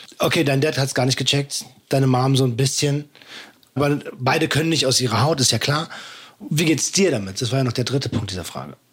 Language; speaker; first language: German; native; German